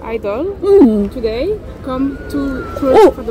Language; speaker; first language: English; non-native, fluent; French